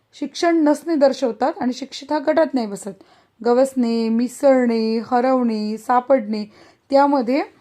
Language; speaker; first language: Marathi; native; Marathi